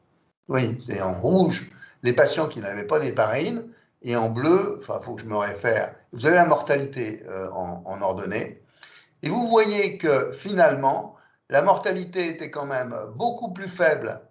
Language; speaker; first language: French; native; French